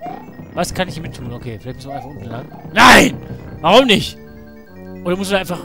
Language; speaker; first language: German; native; German